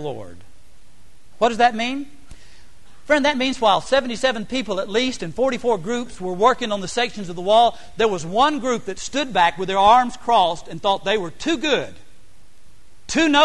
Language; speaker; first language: English; native; English